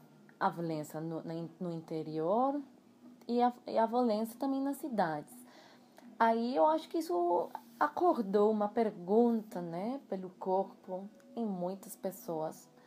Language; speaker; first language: Portuguese; non-native, fluent; Spanish